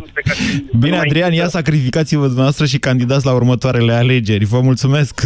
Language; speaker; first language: Romanian; native; Romanian